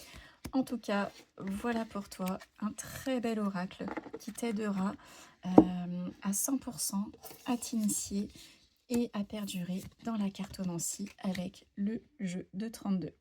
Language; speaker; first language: French; native; French